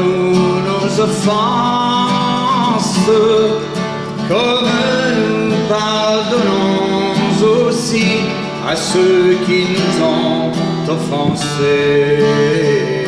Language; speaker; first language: French; native; French